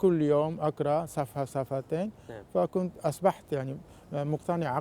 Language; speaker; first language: Arabic; non-native, fluent; Japanese